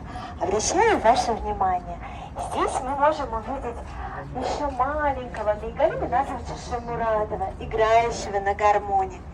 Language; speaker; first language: Russian; native; Russian